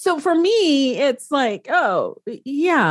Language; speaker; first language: English; native; English